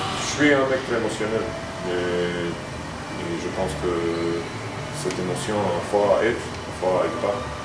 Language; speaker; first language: French; non-native, fluent; Croatian